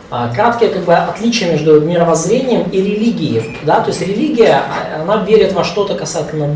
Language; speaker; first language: Russian; native; Russian